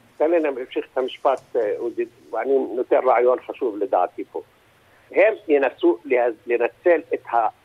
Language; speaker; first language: Hebrew; non-native, local second language; Arabic